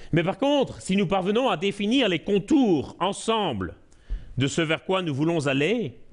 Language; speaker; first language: French; native; French